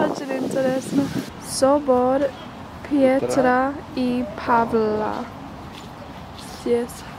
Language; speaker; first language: Russian; non-native, learner; English